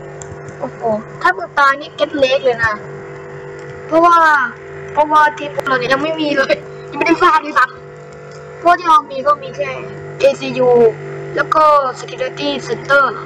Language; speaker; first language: Thai; native; Thai